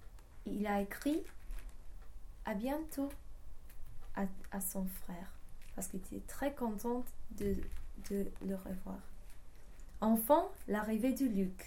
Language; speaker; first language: French; non-native, learner; English